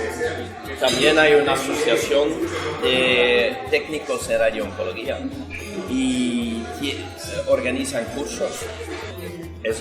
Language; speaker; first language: Spanish; non-native, fluent; Dutch